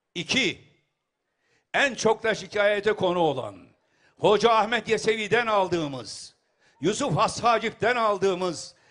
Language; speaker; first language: Turkish; native; Turkish